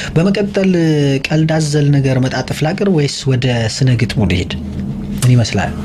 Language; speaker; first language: Amharic; native; Amharic